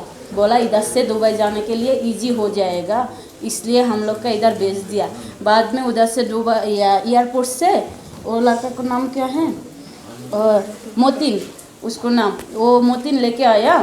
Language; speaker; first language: Hindi; non-native, learner; Bangla